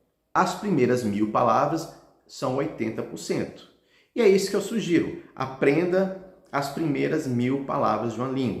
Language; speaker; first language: Portuguese; early bilingual, heritage; Portuguese